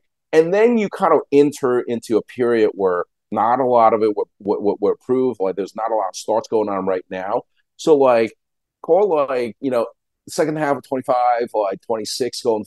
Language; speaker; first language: English; native; English